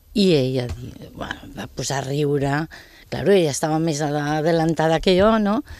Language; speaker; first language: Catalan; non-native, local second language; Spanish